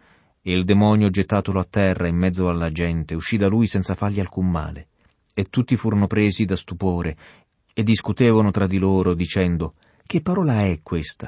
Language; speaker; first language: Italian; native; Italian